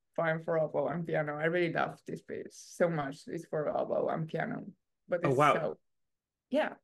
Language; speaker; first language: English; non-native, learner; Spanish